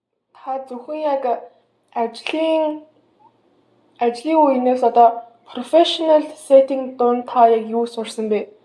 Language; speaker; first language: Mongolian; early bilingual, heritage; Mongolian